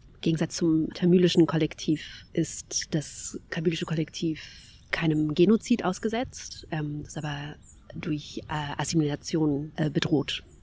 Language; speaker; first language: German; early bilingual, other home language; Kabyle